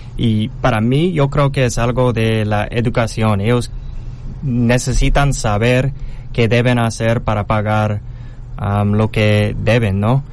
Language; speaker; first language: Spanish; non-native, fluent; English